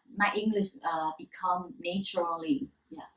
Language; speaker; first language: English; non-native, learner; Vietnamese